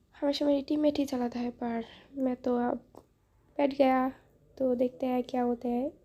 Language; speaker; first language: Hindi; non-native, fluent; Bangla